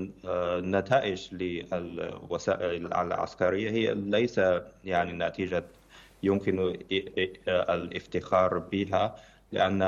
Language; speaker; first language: Arabic; non-native, fluent; Chinese